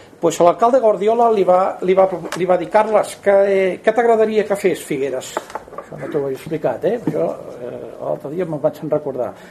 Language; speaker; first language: Catalan; native; Catalan